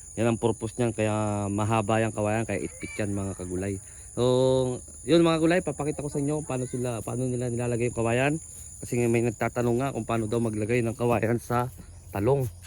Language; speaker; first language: Filipino; native; Filipino